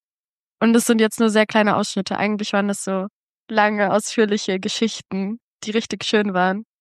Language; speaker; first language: German; native; German